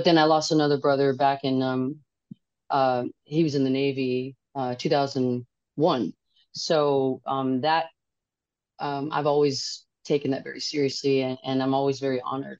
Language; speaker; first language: English; native; English